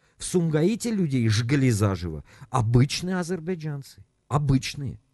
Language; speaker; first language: Russian; non-native, local second language; Armenian